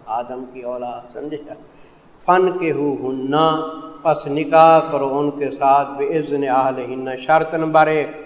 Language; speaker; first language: Urdu; native; Urdu